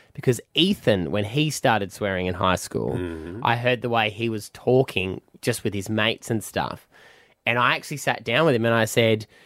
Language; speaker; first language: English; native; English